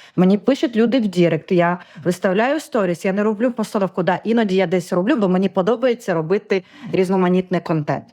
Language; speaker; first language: Ukrainian; non-native, local second language; Russian